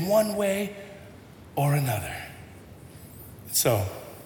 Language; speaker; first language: English; native; English